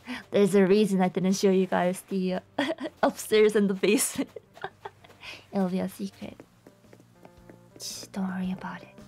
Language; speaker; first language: English; early bilingual, other home language; Japanese